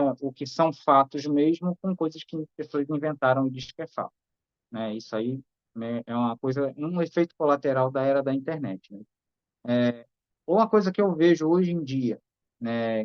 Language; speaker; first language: Portuguese; native; Portuguese